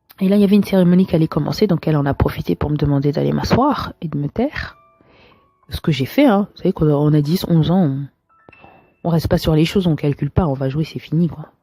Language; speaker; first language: French; native; French